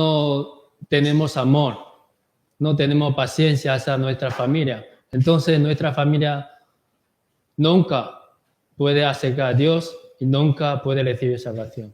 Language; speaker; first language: Spanish; non-native, learner; Korean